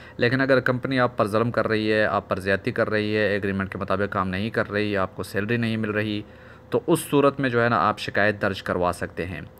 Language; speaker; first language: Urdu; non-native, local second language; Pashto